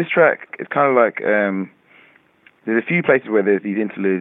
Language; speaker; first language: English; native; English